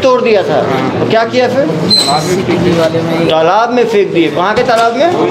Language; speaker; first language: Hindi; native; Hindi